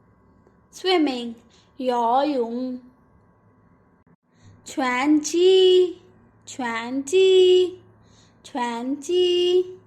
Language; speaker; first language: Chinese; non-native, fluent; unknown